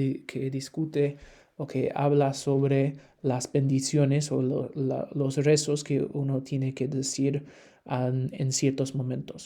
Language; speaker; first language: Spanish; non-native, fluent; English